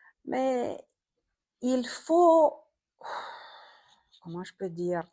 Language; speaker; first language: French; non-native, fluent; Romanian